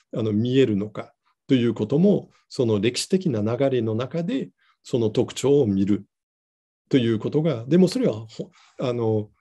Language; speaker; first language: Japanese; non-native, fluent; Dutch